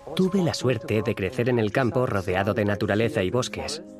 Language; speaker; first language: Spanish; non-native, fluent; German